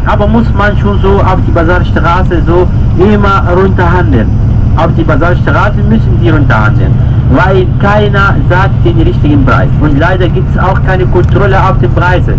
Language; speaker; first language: German; non-native, fluent; Arabic